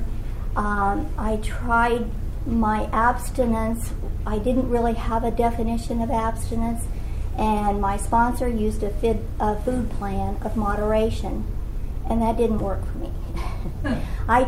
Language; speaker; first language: English; native; English